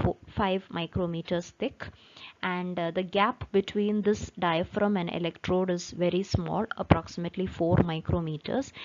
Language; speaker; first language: English; non-native, local second language; Malayalam